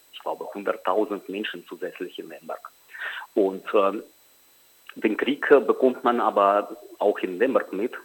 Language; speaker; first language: German; non-native, fluent; Ukrainian